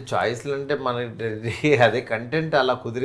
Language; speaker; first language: Telugu; native; Telugu